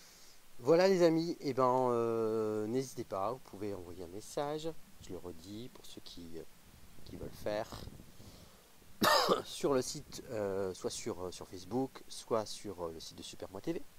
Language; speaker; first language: French; native; French